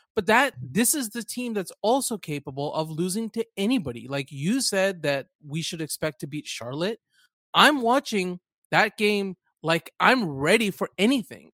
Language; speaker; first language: English; early bilingual, other home language; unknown